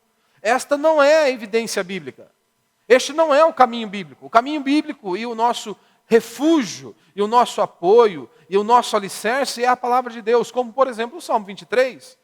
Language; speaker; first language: Portuguese; native; Portuguese